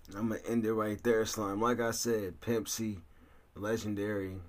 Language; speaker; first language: English; native; English